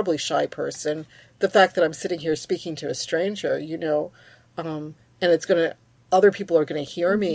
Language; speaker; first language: English; early bilingual, other home language; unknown